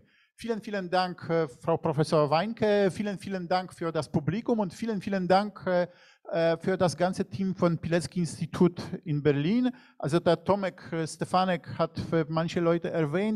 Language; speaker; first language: German; non-native, fluent; Polish